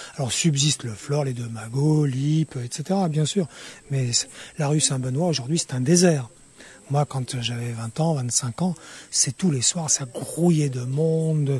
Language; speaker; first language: French; native; French